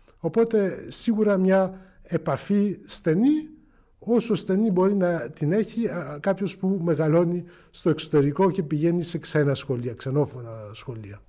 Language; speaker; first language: Greek; early bilingual, heritage; Greek